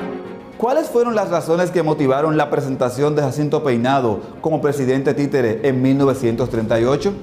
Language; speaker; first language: Spanish; native; Spanish